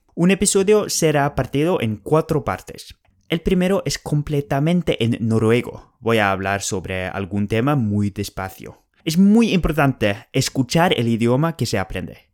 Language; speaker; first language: Spanish; non-native, fluent; Norwegian